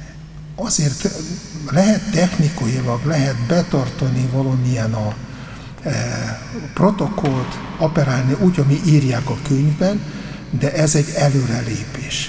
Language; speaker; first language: Hungarian; non-native, fluent; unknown